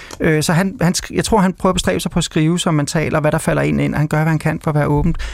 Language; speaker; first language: Danish; native; Danish